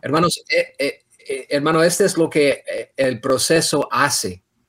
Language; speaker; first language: Spanish; non-native, fluent; English